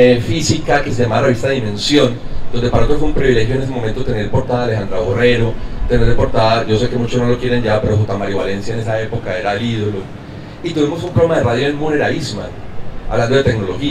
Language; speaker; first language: Spanish; native; Spanish